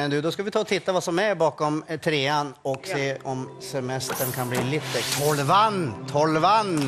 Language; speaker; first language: Swedish; native; Swedish